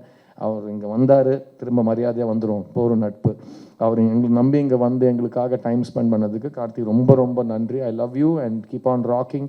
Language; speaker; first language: Tamil; native; Tamil